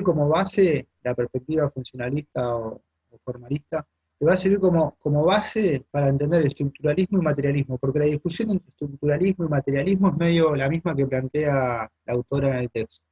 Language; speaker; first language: Spanish; native; Spanish